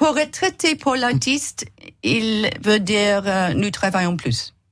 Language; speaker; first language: French; non-native, learner; English